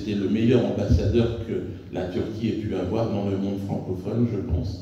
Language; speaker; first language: French; native; French